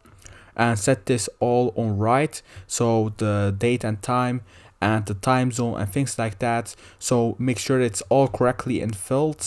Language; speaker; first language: English; non-native, fluent; Dutch